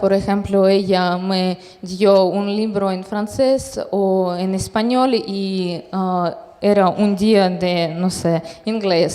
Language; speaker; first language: Spanish; non-native, fluent; Russian